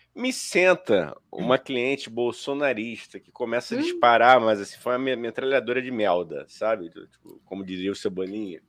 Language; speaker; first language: Portuguese; native; Portuguese